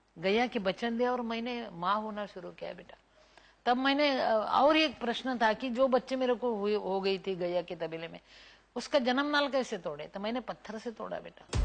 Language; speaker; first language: Hindi; non-native, local second language; Marathi